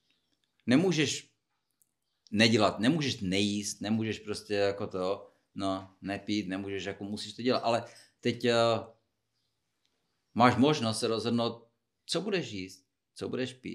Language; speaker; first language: Czech; non-native, fluent; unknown